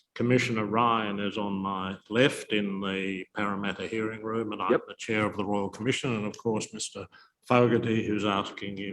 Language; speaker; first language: English; native; English